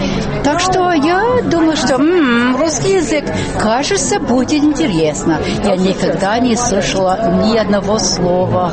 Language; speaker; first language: Russian; non-native, learner; English